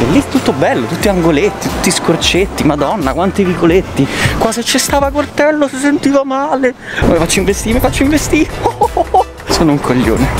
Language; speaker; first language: Italian; native; Italian